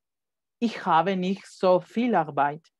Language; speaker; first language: German; non-native, fluent; Spanish